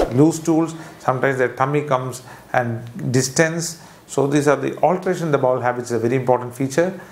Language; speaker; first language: English; non-native, local second language; Malayalam